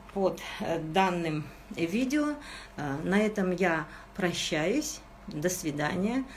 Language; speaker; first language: Russian; non-native, local second language; Kazakh